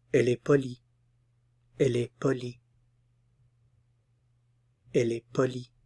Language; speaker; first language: French; non-native, fluent; English